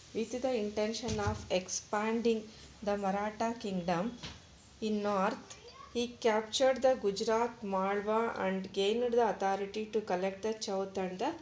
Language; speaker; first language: English; non-native, local second language; Kannada